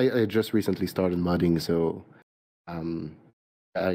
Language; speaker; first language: English; non-native, fluent; French